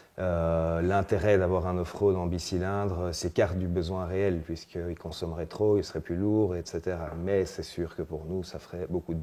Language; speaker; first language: French; native; French